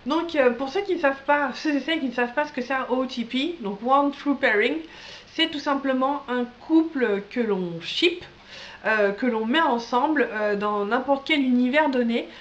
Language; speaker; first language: French; native; French